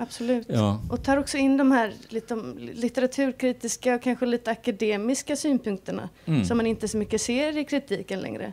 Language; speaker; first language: Swedish; non-native, fluent; Icelandic